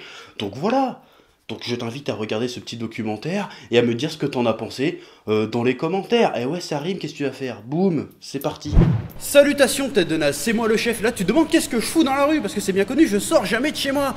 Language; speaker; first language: French; native; French